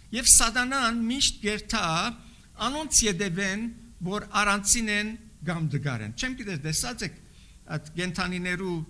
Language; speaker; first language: Armenian; native; Armenian